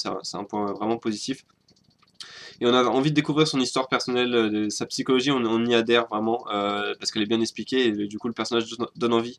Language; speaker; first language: French; native; French